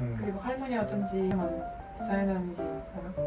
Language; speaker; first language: Korean; non-native, learner; Ukrainian